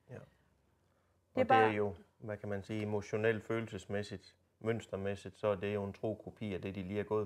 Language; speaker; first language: Danish; native; Danish